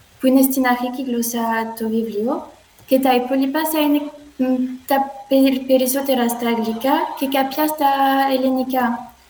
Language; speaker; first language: Greek; non-native, learner; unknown